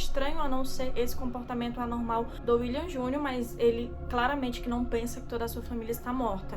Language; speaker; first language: Portuguese; native; Portuguese